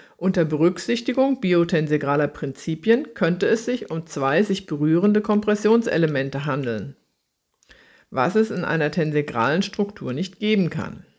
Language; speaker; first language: German; native; German